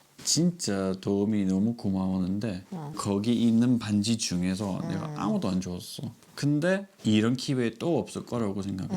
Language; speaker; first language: Korean; non-native, learner; English